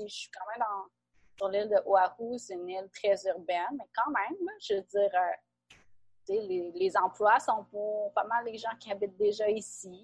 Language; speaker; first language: French; native; French